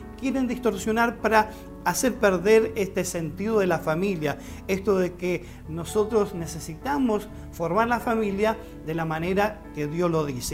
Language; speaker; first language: Spanish; native; Spanish